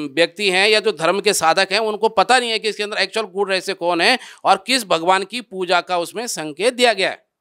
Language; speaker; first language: Hindi; native; Hindi